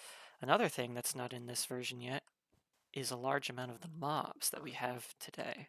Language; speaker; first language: English; native; English